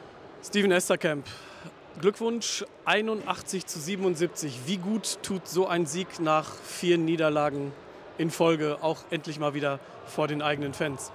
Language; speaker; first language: German; native; German